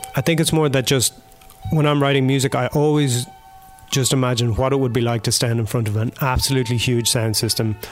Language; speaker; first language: English; native; English